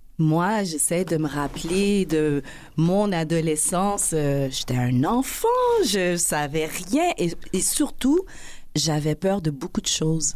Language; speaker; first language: French; early bilingual, other home language; Haitian Creole